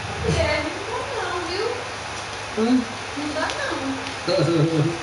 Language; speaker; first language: Portuguese; native; Portuguese